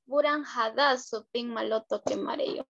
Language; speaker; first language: Korean; non-native, learner; Spanish